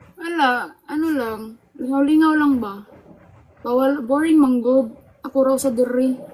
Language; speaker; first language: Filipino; non-native, local second language; Cebuano